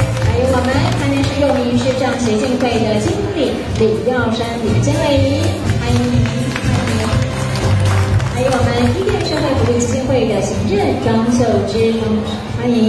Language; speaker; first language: Chinese; native; Chinese